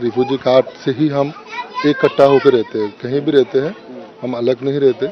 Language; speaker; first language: Hindi; non-native, fluent; Rohingya